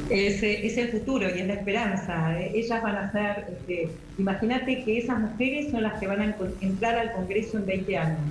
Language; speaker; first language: Spanish; native; Spanish